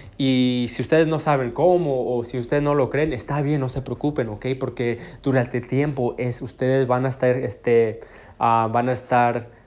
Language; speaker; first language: Spanish; early bilingual, heritage; Spanish